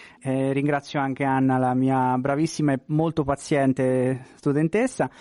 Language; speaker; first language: Italian; native; Italian